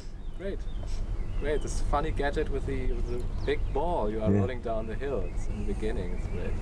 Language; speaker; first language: English; non-native, fluent; German